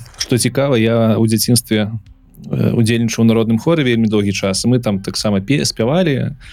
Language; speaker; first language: Belarusian; non-native, local second language; Russian